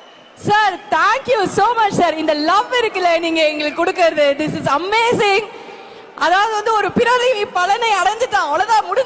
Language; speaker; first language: Tamil; native; Tamil